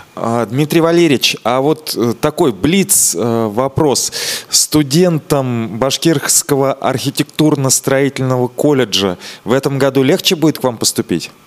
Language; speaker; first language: Russian; native; Russian